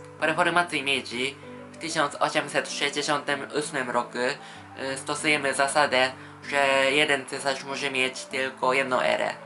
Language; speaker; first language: Polish; non-native, fluent; Japanese